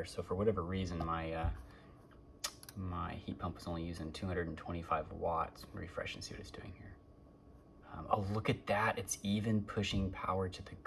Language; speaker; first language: English; native; English